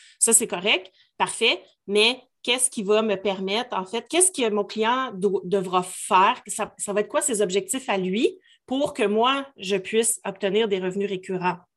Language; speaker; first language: French; native; French